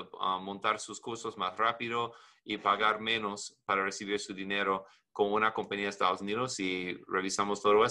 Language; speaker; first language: Spanish; non-native, learner; English